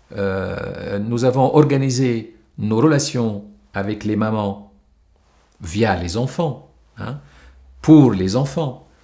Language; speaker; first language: French; non-native, local second language; Arabic